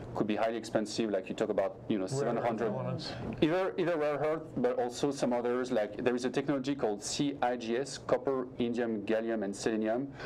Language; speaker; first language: English; non-native, fluent; French